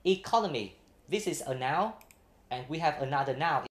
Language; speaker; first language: English; non-native, fluent; Vietnamese